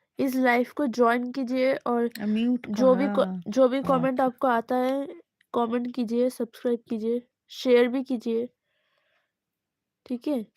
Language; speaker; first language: Hindi; non-native, local second language; Bangla